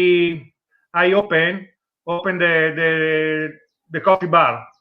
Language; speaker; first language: English; non-native, learner; Italian